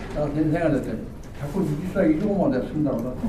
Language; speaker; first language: Japanese; non-native, learner; Korean